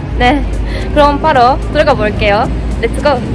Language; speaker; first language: Korean; non-native, fluent; Japanese